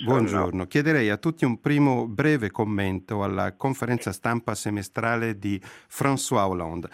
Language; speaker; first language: Italian; native; Italian